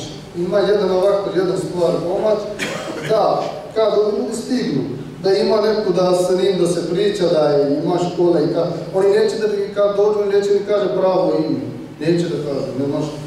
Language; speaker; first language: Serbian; non-native, learner; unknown